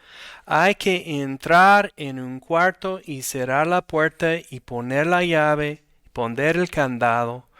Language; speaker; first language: Spanish; non-native, fluent; English